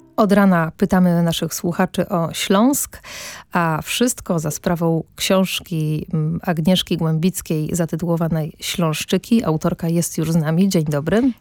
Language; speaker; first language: Polish; native; Polish